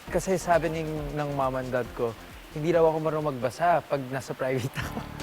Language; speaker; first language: Filipino; native; Filipino